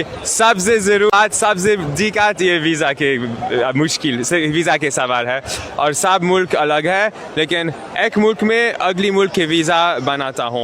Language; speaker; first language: Hindi; non-native, learner; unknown